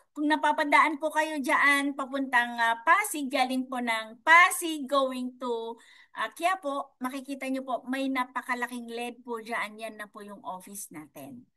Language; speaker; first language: Filipino; non-native, local second language; Iloko